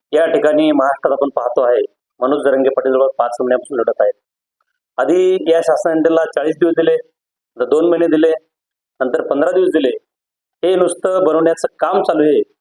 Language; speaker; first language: Marathi; native; Marathi